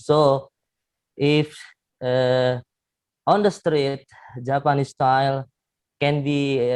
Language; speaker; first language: English; non-native, learner; Indonesian